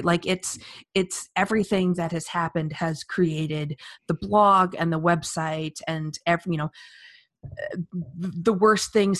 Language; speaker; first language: English; native; English